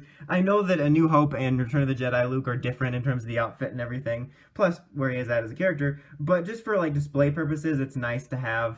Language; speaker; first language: English; native; English